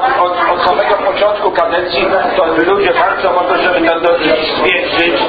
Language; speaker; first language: Polish; native; Polish